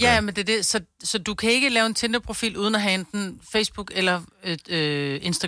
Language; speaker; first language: Danish; native; Danish